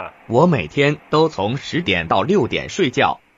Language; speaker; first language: Chinese; non-native, learner; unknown